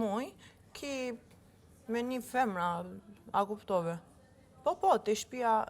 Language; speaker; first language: Albanian; early bilingual, heritage; Italian